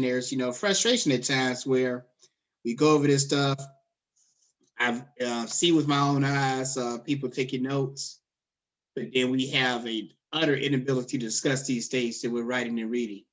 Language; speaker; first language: English; native; English